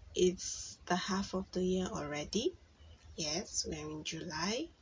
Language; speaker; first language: English; non-native, local second language; Igbo